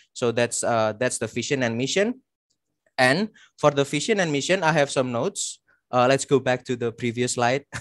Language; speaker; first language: English; non-native, fluent; Indonesian